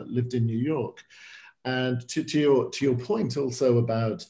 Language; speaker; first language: English; native; English